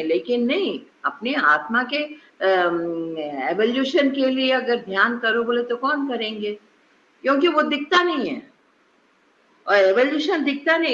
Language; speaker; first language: Hindi; non-native, local second language; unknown